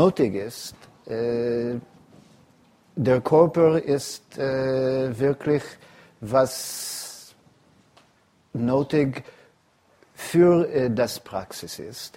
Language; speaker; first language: German; non-native, fluent; English